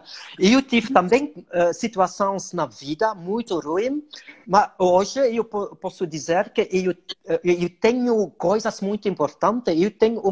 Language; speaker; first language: Portuguese; non-native, learner; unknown